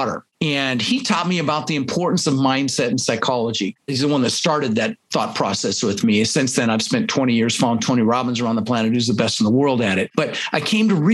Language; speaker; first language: English; early bilingual, other home language; Dutch